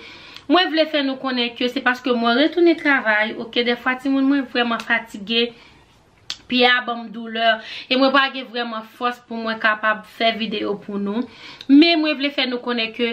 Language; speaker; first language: French; non-native, learner; Haitian Creole